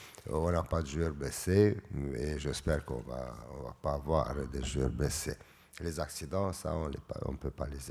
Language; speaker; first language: French; non-native, fluent; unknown